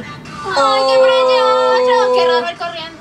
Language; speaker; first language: Spanish; native; Spanish